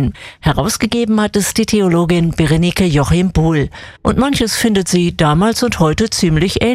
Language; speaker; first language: German; native; German